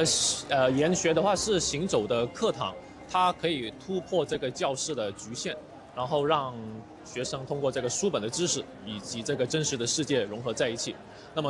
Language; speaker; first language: Chinese; non-native, local second language; Cantonese